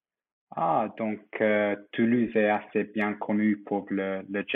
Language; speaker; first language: French; non-native, fluent; English